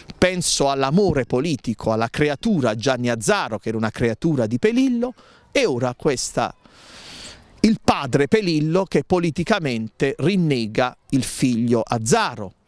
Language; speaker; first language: Italian; native; Italian